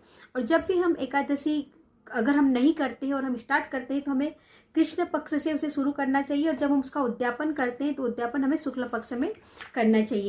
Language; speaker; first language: Hindi; native; Hindi